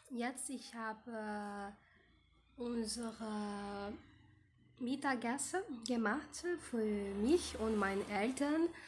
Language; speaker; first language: German; non-native, learner; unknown